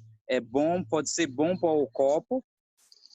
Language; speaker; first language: Portuguese; non-native, fluent; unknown